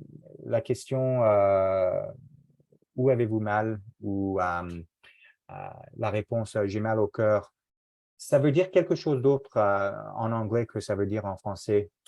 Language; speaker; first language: French; non-native, fluent; English